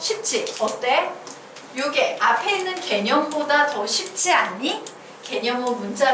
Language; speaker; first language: Korean; native; Korean